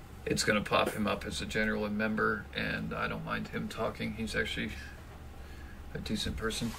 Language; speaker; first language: English; native; English